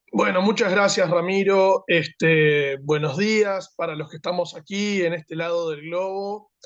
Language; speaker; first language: Spanish; native; Spanish